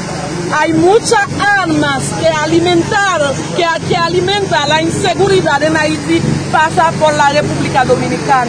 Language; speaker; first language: Spanish; non-native, fluent; Haitian Creole